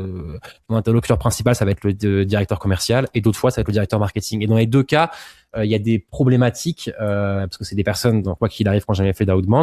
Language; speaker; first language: French; native; French